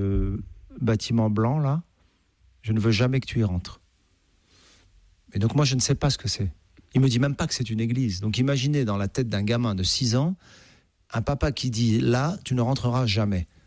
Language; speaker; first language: French; native; French